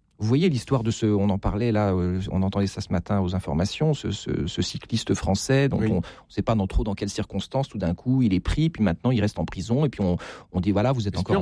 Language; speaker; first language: French; native; French